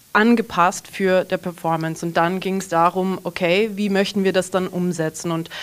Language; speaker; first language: German; early bilingual, heritage; English